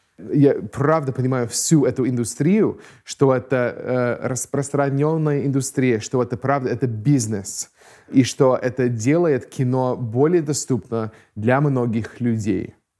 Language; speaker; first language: Russian; non-native, fluent; English